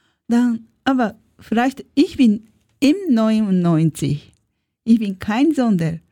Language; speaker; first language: German; non-native, learner; Japanese